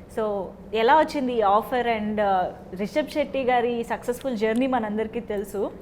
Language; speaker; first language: Telugu; native; Telugu